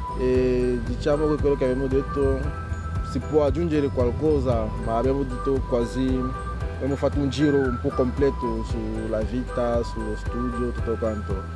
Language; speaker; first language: Italian; non-native, fluent; French